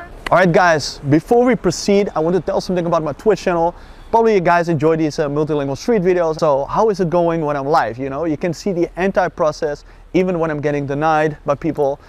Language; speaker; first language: English; non-native, fluent; Dutch